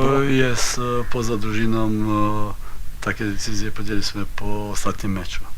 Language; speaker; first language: Polish; non-native, learner; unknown